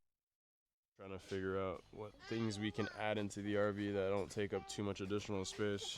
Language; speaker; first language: English; native; English